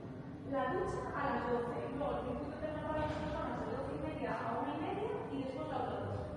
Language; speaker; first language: Spanish; native; Spanish